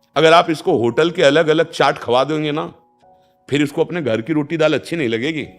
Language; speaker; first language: Hindi; native; Hindi